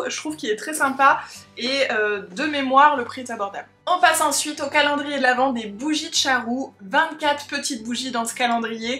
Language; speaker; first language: French; native; French